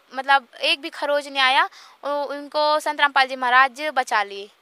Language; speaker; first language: Hindi; native; Hindi